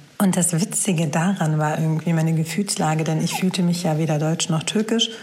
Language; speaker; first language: German; early bilingual, other home language; Turkish